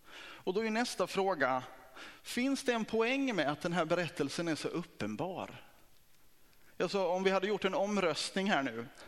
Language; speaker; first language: Swedish; native; Swedish